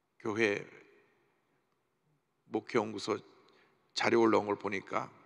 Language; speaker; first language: Korean; native; Korean